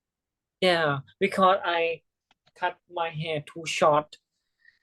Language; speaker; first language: English; non-native, learner; Thai